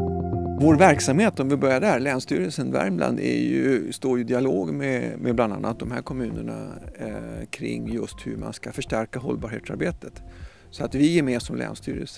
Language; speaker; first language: Swedish; native; Swedish